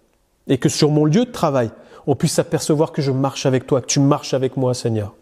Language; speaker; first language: French; native; French